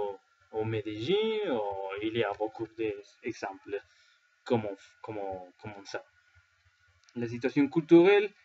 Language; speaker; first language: French; non-native, learner; Spanish